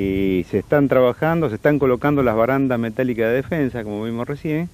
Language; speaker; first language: Spanish; native; Spanish